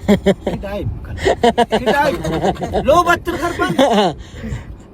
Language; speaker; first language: Arabic; non-native, learner; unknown